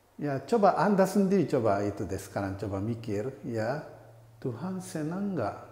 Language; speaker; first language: Indonesian; non-native, fluent; Japanese